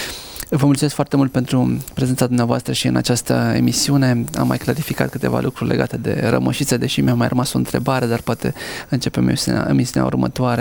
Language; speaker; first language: Romanian; native; Romanian